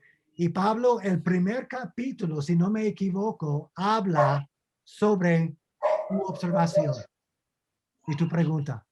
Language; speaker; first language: Spanish; non-native, fluent; English